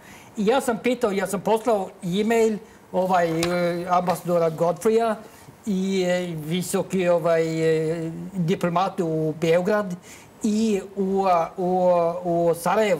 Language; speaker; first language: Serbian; non-native, learner; Norwegian